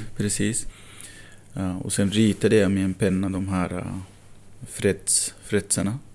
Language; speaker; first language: Swedish; non-native, fluent; Arabic